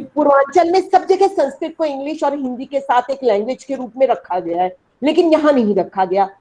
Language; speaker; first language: Hindi; native; Hindi